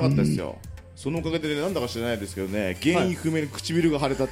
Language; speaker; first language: Japanese; native; Japanese